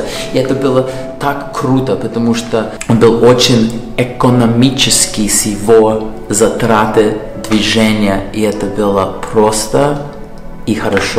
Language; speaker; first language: Russian; non-native, fluent; English